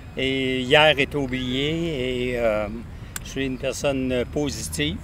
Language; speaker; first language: French; native; French